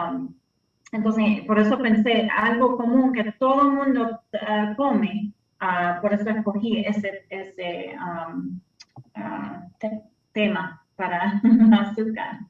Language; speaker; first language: Spanish; early bilingual, heritage; Spanish